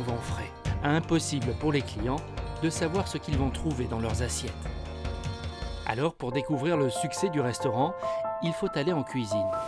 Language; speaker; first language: French; native; French